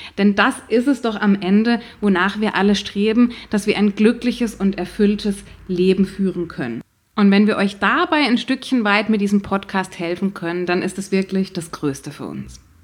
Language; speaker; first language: German; native; German